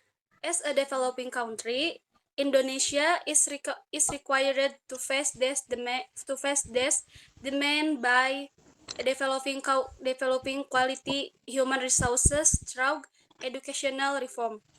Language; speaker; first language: English; non-native, learner; Indonesian